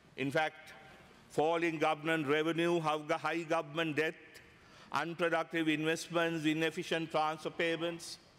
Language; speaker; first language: English; non-native, local second language; Sinhala